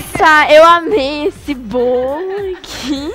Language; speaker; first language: Portuguese; native; Portuguese